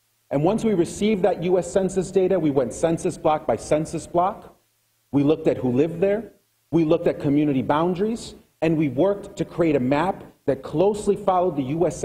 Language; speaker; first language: English; early bilingual, other home language; Spanish